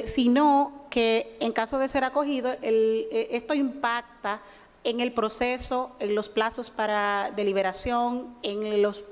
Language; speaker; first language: Spanish; native; Spanish